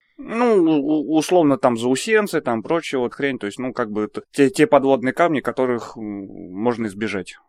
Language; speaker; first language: Russian; native; Russian